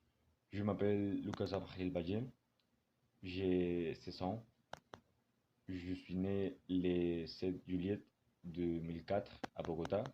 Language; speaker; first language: French; non-native, learner; Spanish